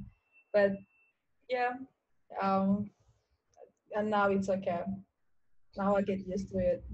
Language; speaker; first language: English; non-native, learner; Indonesian